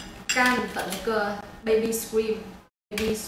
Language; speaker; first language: Chinese; non-native, fluent; Vietnamese